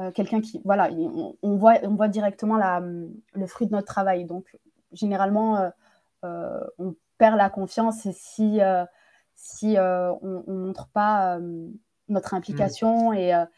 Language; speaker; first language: French; native; French